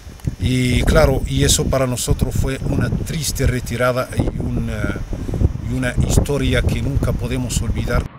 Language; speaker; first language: Spanish; non-native, local second language; Arabic